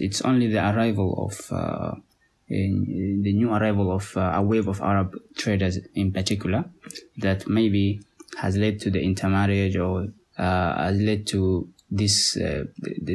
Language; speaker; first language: English; non-native, local second language; Somali